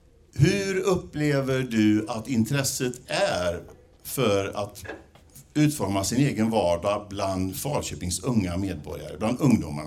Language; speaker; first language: Swedish; native; Swedish